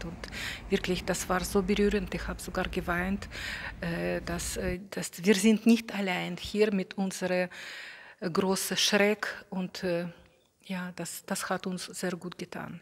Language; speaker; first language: German; non-native, fluent; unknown